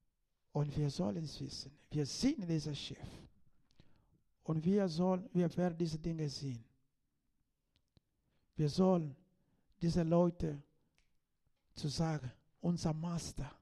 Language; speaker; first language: German; non-native, learner; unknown